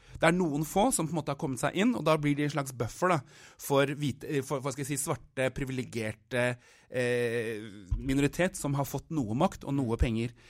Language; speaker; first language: Norwegian; native; Norwegian